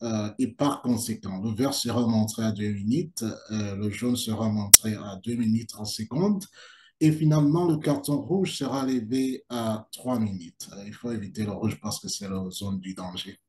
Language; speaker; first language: French; non-native, local second language; Kinyarwanda